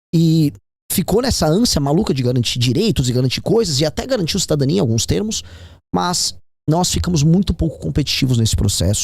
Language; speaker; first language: Portuguese; native; Portuguese